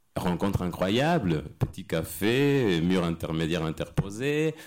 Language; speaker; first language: French; non-native, fluent; Spanish